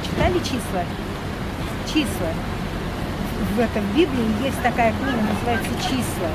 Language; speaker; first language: Russian; native; Russian